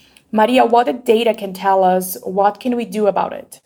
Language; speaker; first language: English; non-native, fluent; Portuguese